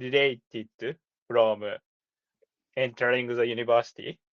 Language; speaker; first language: English; non-native, learner; Japanese